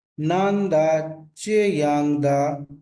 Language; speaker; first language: Chinese; non-native, learner; Urdu